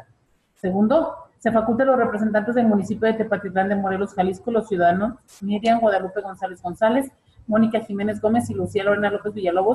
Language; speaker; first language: Spanish; native; Spanish